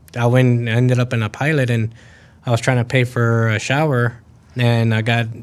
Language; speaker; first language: English; early bilingual, other home language; Spanish